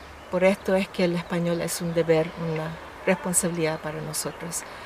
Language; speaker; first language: Spanish; non-native, fluent; Filipino